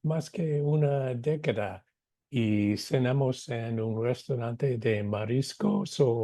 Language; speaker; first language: Spanish; non-native, fluent; English